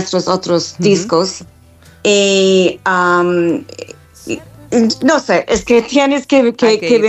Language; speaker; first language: Spanish; non-native, fluent; English